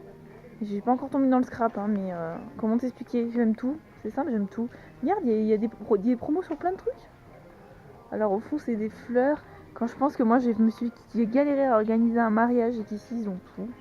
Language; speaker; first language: French; native; French